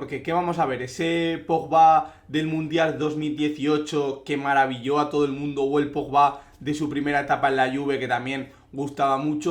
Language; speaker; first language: Spanish; native; Spanish